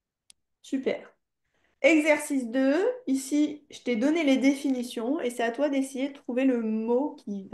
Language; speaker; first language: French; native; French